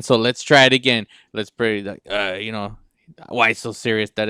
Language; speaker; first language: English; native; English